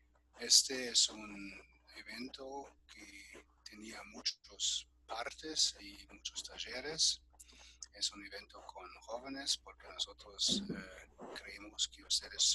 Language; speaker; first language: Spanish; non-native, fluent; German